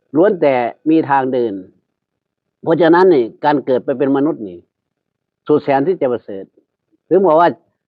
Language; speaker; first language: Thai; native; Thai